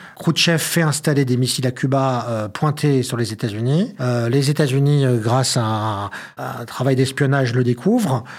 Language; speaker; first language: French; native; French